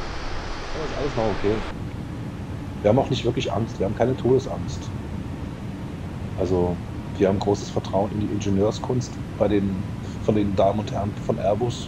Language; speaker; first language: German; native; German